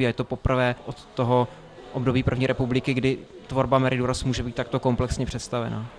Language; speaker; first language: Czech; native; Czech